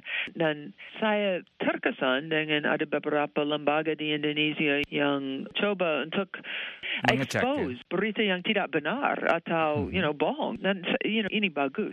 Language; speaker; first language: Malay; non-native, fluent; English